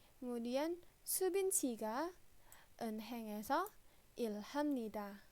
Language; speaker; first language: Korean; non-native, fluent; Indonesian